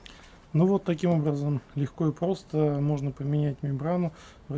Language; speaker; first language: Russian; native; Russian